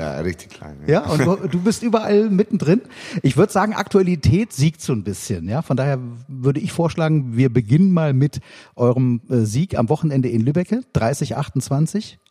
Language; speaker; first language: German; native; German